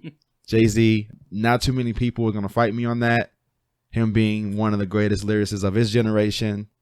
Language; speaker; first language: English; native; English